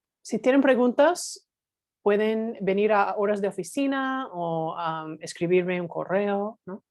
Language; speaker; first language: Spanish; non-native, fluent; English